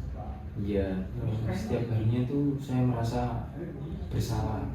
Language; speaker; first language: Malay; non-native, fluent; Indonesian